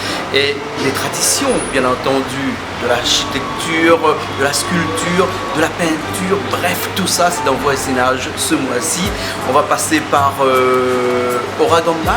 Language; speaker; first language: French; native; French